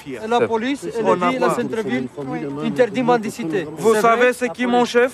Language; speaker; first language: French; non-native, learner; Romanian